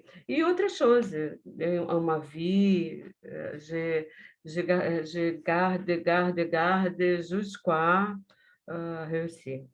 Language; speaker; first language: French; non-native, learner; Portuguese